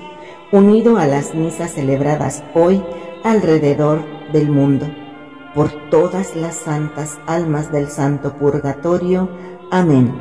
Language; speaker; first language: Spanish; native; Spanish